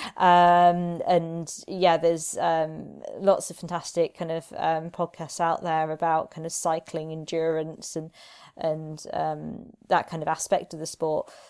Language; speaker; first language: English; native; English